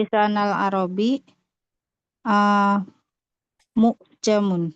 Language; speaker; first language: Arabic; non-native, learner; Indonesian